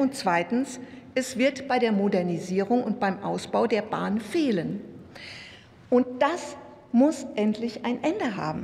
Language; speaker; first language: German; native; German